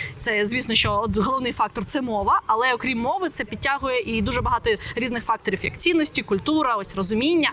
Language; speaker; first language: Ukrainian; non-native, local second language; Russian